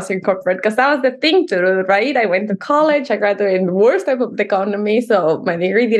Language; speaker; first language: English; non-native, fluent; Spanish